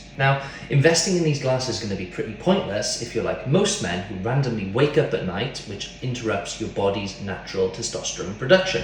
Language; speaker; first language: English; native; English